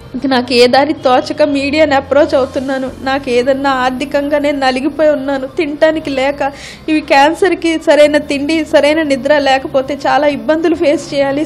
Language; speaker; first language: Telugu; native; Telugu